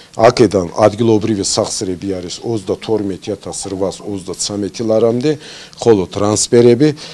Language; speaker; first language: Georgian; non-native, local second language; Azerbaijani